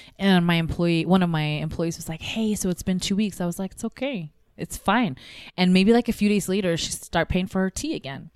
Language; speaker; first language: English; early bilingual, other home language; Tigrinya